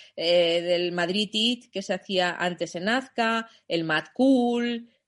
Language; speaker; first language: Spanish; non-native, fluent; German